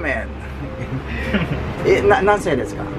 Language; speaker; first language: Japanese; non-native, learner; Filipino